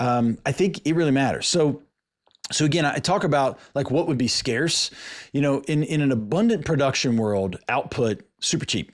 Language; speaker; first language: English; native; English